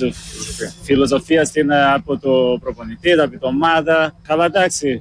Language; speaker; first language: Greek; non-native, learner; Portuguese